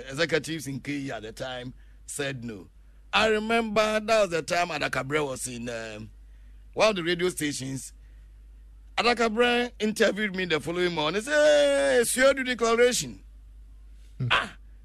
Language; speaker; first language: English; non-native, local second language; Akan